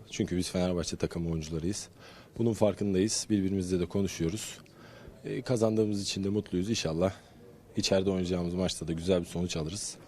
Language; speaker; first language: Turkish; native; Turkish